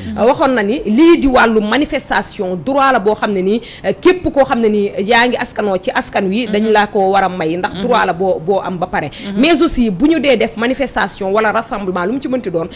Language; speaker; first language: Wolof; native; Wolof